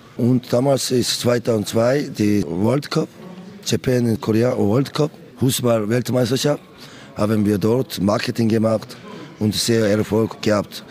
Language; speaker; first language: German; non-native, learner; Korean